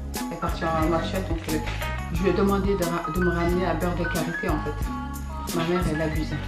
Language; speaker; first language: French; non-native, local second language; Fula